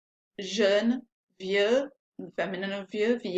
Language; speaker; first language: French; non-native, fluent; English